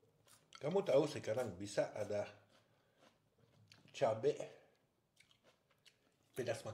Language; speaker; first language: Indonesian; non-native, learner; French